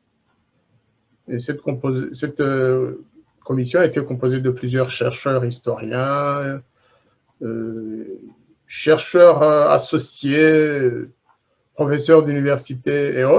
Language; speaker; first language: French; non-native, local second language; Kinyarwanda